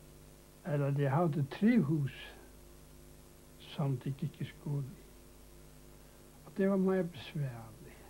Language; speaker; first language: Danish; non-native, local second language; Faroese